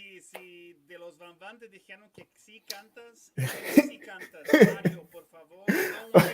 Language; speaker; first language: Spanish; non-native, fluent; Portuguese